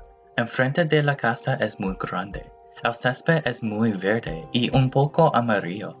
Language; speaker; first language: Spanish; non-native, learner; English